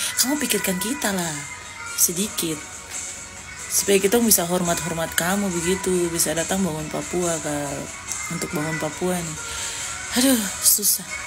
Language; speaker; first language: Indonesian; native; Indonesian